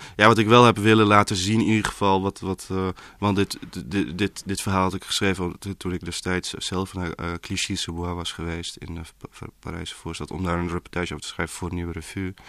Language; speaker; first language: Dutch; early bilingual, other home language; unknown